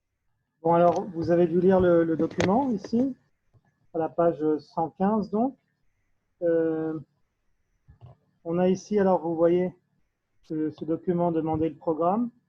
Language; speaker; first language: French; non-native, fluent; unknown